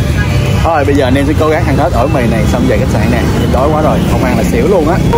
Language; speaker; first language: Vietnamese; native; Vietnamese